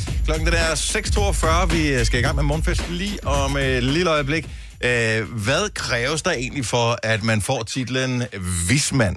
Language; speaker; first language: Danish; native; Danish